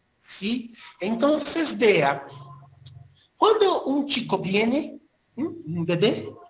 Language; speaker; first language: Spanish; non-native, learner; Portuguese